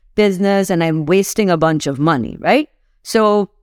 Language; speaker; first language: English; non-native, local second language; Urdu